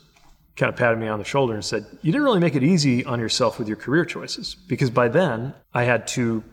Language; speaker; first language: English; native; English